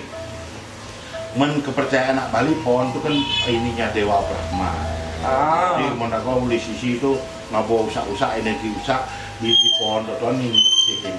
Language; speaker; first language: Indonesian; non-native, local second language; Balinese